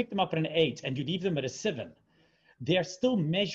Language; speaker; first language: English; native; English